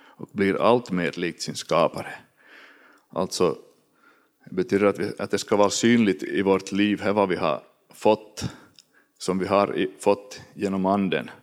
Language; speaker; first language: Swedish; native; Swedish